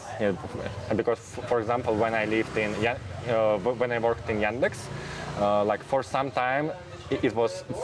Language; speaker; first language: English; non-native, fluent; Russian